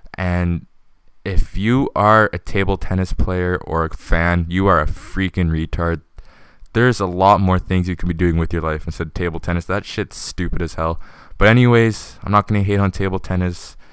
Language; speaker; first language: English; native; English